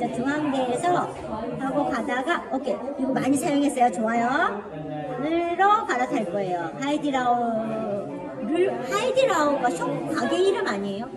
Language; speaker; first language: Korean; non-native, learner; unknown